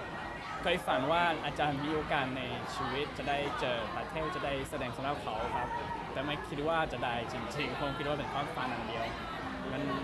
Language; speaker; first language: Thai; non-native, learner; English